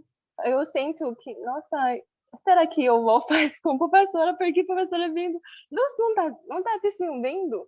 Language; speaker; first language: Portuguese; non-native, learner; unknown